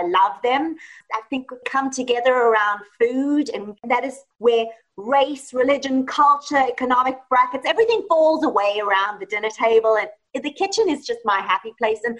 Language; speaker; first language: English; native; English